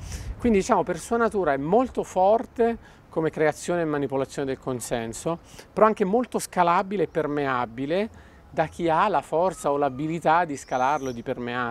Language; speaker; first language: Italian; native; Italian